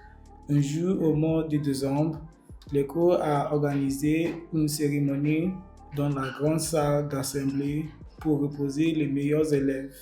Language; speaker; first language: French; non-native, learner; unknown